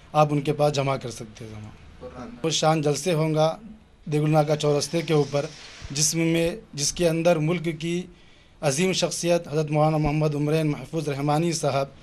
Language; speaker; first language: Urdu; native; Urdu